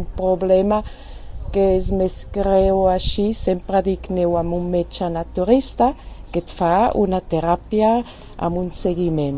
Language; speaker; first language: Catalan; non-native, fluent; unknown